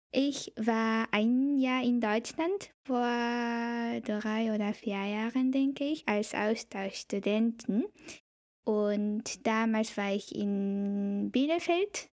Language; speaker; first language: German; non-native, fluent; Japanese